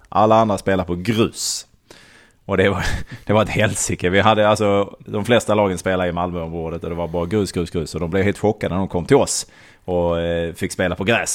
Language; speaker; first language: Swedish; native; Swedish